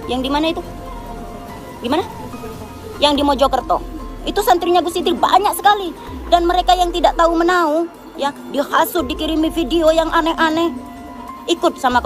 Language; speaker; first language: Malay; non-native, local second language; Javanese